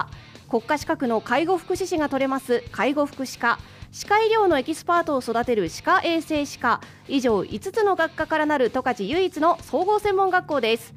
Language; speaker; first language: Japanese; native; Japanese